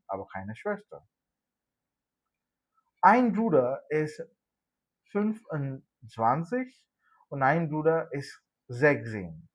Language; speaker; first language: German; non-native, fluent; Malayalam